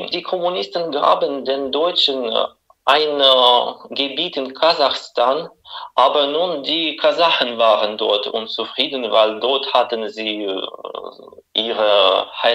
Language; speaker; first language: German; non-native, fluent; Russian